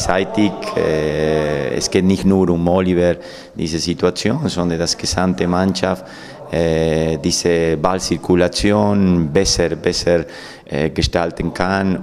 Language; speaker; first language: German; non-native, fluent; Spanish